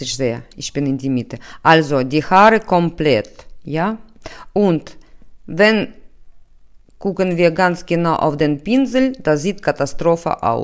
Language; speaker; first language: German; non-native, learner; Russian